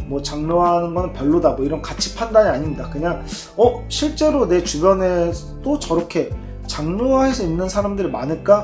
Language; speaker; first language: Korean; native; Korean